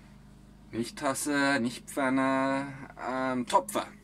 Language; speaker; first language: German; non-native, learner; English